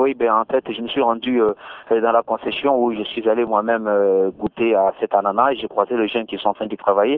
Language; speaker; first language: French; non-native, local second language; Luba-Lulua